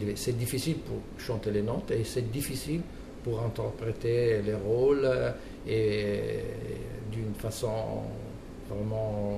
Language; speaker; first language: French; non-native, fluent; Italian